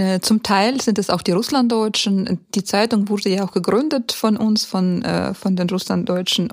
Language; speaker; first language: German; early bilingual, heritage; German